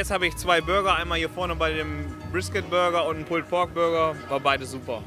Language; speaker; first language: German; native; German